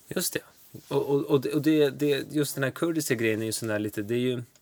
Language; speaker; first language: Swedish; non-native, local second language; Kurdish